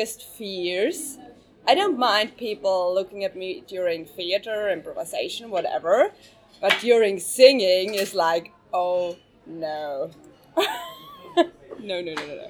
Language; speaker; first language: English; non-native, fluent; German